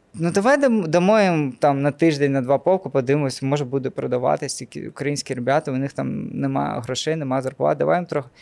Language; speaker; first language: Ukrainian; non-native, local second language; Russian